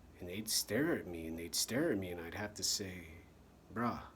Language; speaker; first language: English; native; English